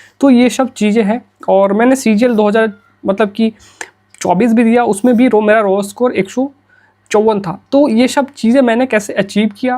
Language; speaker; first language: Hindi; native; Hindi